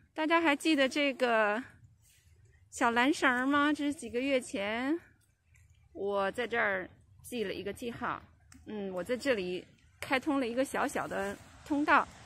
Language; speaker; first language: Chinese; native; Chinese